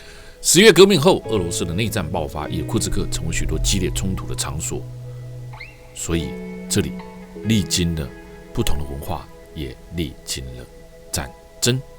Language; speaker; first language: Chinese; native; Chinese